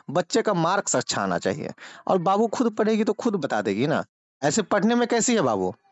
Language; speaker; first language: Hindi; native; Hindi